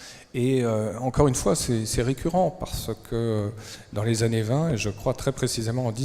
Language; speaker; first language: French; native; French